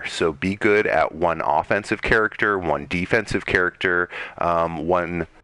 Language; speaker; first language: English; native; English